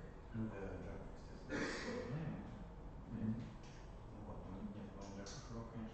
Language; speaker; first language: Russian; native; Russian